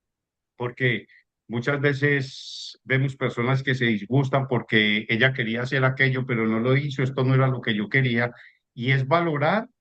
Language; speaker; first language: Spanish; native; Spanish